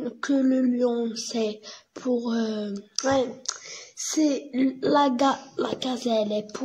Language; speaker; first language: French; non-native, learner; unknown